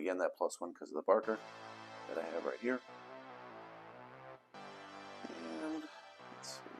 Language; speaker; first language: English; native; English